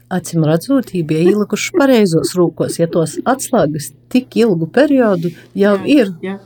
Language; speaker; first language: Latvian; native; Latvian